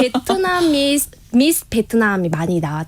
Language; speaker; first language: Korean; non-native, fluent; Vietnamese